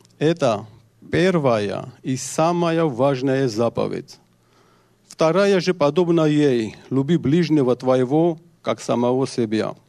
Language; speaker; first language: Russian; non-native, local second language; Georgian